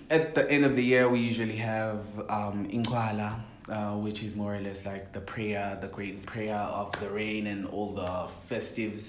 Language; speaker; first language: English; non-native, local second language; Swati